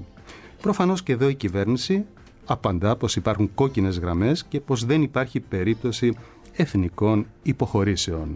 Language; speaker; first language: Greek; native; Greek